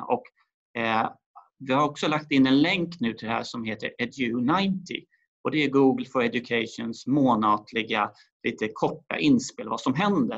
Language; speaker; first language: Swedish; native; Swedish